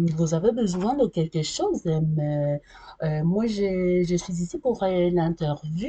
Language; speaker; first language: French; non-native, learner; English